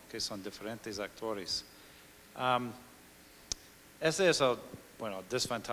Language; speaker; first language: Spanish; non-native, fluent; English